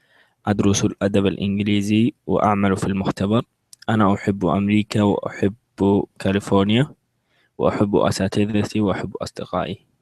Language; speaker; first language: Arabic; non-native, learner; English